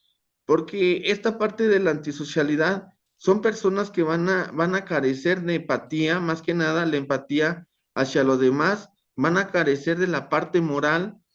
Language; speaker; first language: Spanish; native; Spanish